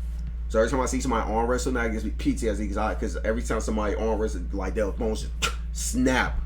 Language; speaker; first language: English; native; English